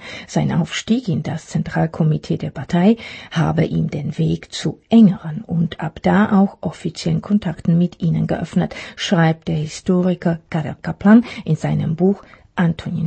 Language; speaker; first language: German; non-native, fluent; Czech